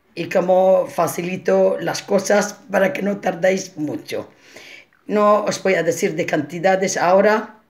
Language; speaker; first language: Spanish; non-native, fluent; Arabic